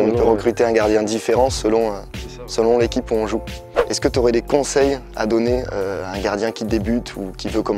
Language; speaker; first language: French; native; French